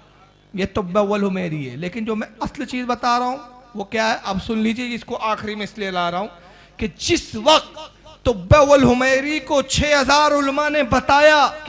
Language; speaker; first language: Urdu; native; Urdu